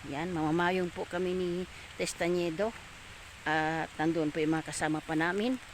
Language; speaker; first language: Filipino; non-native, local second language; Cebuano